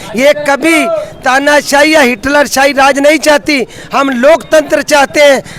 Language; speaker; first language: Hindi; native; Hindi